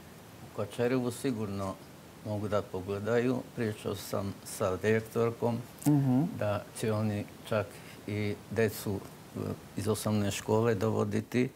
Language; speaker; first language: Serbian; non-native, local second language; Slovak